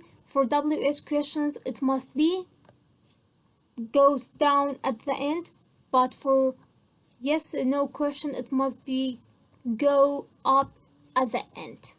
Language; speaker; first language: English; non-native, fluent; Central Kurdish